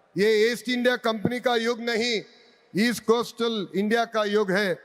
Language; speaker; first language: Hindi; non-native, local second language; Telugu